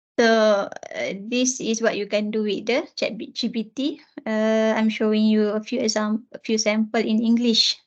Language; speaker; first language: English; non-native, local second language; Malay